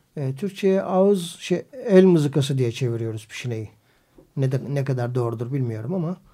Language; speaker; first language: Turkish; native; Turkish